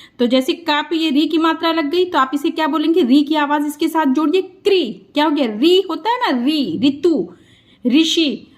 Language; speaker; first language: Hindi; native; Hindi